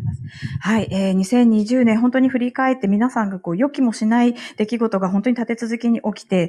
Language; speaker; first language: Japanese; native; Japanese